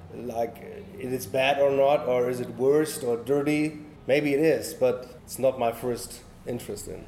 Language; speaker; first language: English; non-native, learner; German